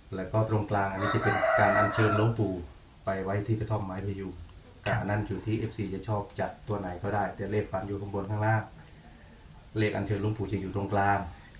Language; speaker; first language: Thai; native; Thai